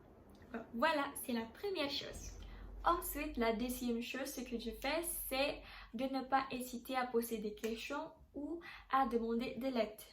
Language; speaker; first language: French; non-native, learner; Indonesian